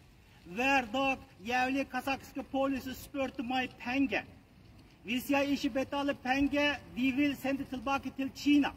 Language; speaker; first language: Norwegian; non-native, learner; Uyghur